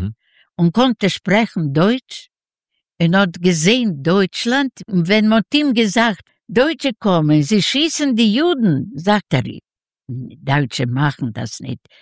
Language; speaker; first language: German; non-native, learner; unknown